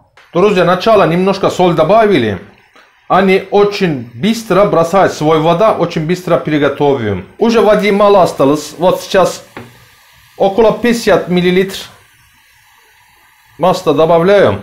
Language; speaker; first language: Russian; non-native, learner; Turkish